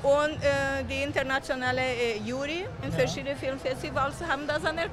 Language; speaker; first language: German; non-native, fluent; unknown